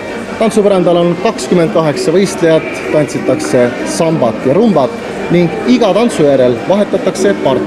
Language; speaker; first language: Estonian; native; Estonian